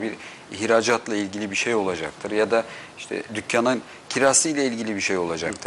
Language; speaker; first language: Turkish; native; Turkish